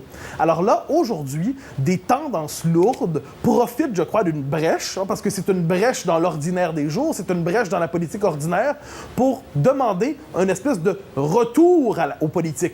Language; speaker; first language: French; native; French